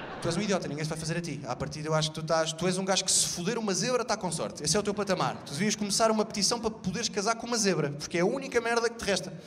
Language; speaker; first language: Portuguese; native; Portuguese